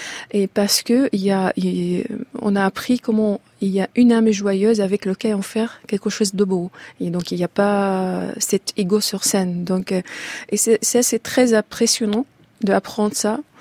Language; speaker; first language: French; non-native, fluent; Arabic